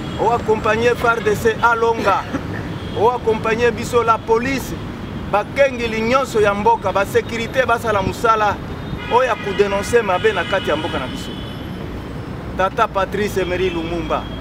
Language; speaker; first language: Lingala; non-native, local second language; Kongo